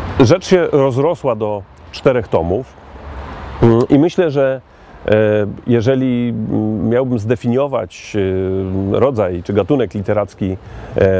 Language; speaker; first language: Polish; native; Polish